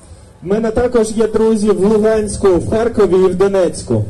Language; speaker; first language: Ukrainian; non-native, learner; German